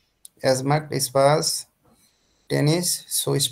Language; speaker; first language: German; non-native, learner; Bangla